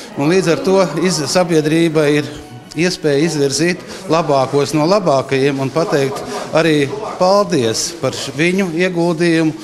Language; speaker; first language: Latvian; native; Latvian